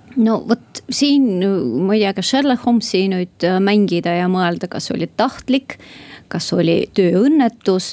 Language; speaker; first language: Estonian; non-native, local second language; Russian